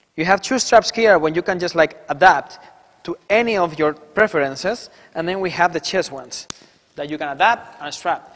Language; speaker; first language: English; non-native, fluent; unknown